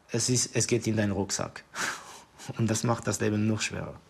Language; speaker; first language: German; non-native, fluent; Estonian